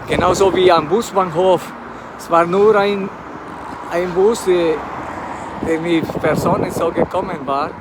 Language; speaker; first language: German; non-native, fluent; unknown